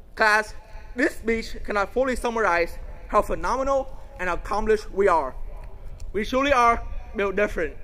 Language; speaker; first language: English; non-native, fluent; Vietnamese